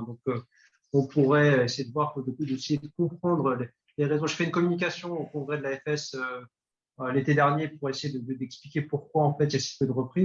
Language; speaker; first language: French; native; French